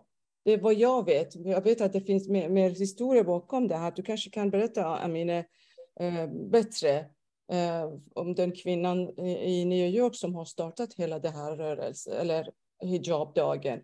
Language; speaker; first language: Swedish; non-native, fluent; Persian